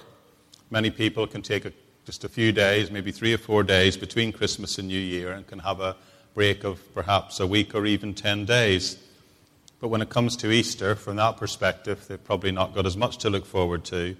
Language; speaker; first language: English; native; English